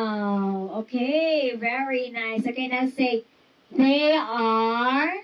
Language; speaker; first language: English; non-native, fluent; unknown